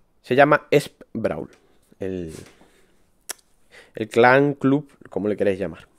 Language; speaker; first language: Spanish; native; Spanish